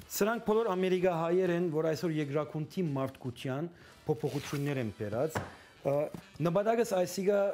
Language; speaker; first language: Armenian; early bilingual, heritage; Armenian